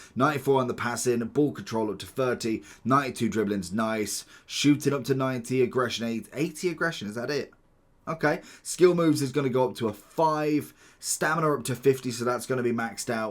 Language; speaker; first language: English; native; English